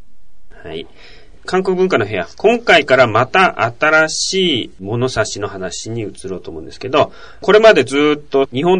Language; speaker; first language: Japanese; native; Japanese